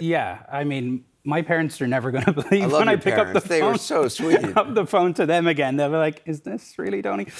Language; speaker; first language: English; native; English